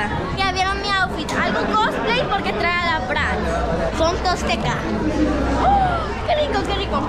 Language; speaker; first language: Spanish; native; Spanish